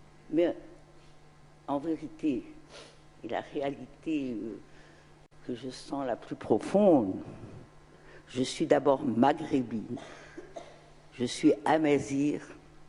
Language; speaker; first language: French; non-native, local second language; Arabic